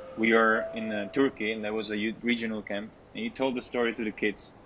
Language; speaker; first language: English; non-native, learner; Czech